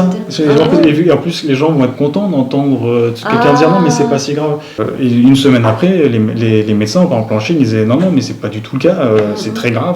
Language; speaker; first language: French; native; French